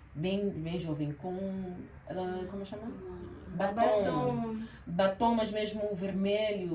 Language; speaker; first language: Portuguese; early bilingual, heritage; Portuguese